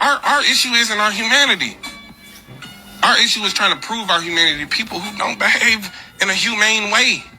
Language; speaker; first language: English; native; English